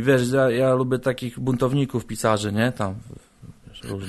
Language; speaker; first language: Polish; native; Polish